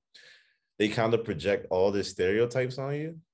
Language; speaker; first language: English; native; English